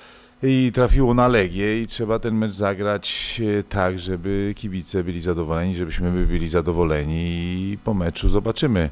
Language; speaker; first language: Polish; native; Polish